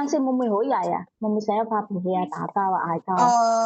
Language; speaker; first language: Cantonese; native; Cantonese